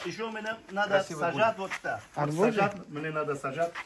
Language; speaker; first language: Russian; non-native, learner; Tajik